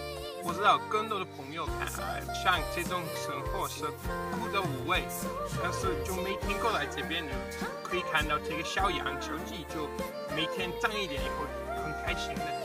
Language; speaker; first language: Chinese; non-native, learner; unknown